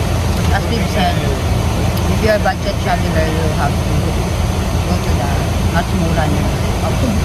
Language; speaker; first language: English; non-native, local second language; Filipino